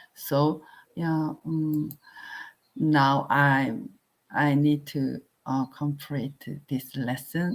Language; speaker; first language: English; non-native, learner; Korean